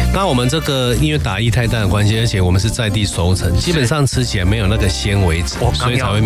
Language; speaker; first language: Chinese; native; Chinese